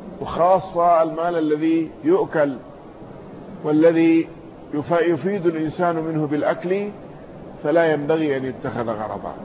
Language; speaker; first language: Arabic; native; Arabic